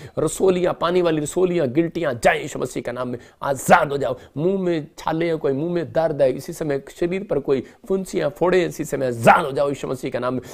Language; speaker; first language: Hindi; non-native, local second language; Punjabi